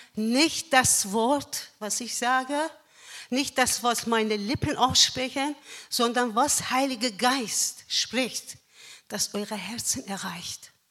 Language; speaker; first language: German; non-native, fluent; Persian